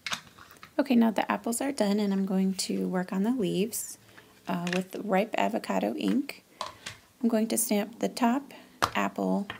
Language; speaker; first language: English; native; English